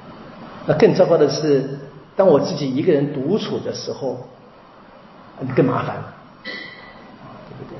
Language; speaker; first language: Chinese; native; Chinese